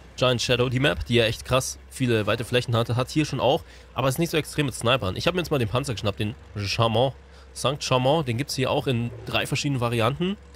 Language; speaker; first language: German; native; German